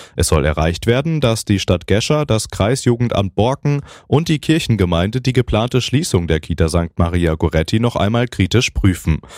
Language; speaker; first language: German; native; German